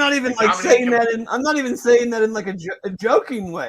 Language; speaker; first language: English; native; English